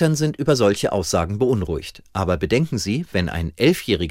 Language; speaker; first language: German; native; German